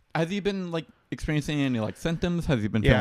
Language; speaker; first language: English; native; English